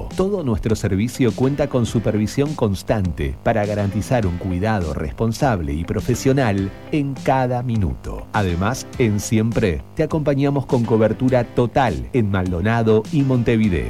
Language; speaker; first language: Spanish; native; Spanish